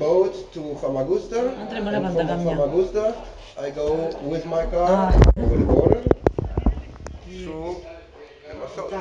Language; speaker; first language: English; non-native, learner; German